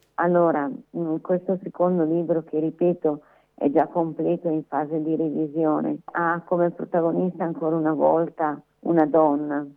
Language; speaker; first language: Italian; native; Italian